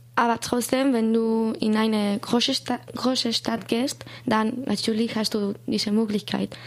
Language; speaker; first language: German; non-native, learner; Basque